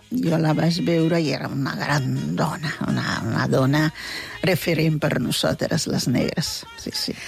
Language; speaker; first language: Catalan; non-native, fluent; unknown